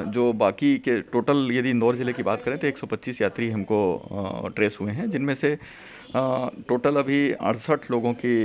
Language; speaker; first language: Hindi; native; Hindi